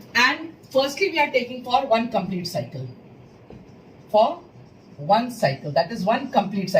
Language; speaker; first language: English; non-native, local second language; Hindi